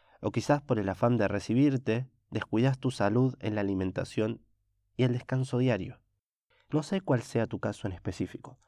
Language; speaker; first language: Spanish; native; Spanish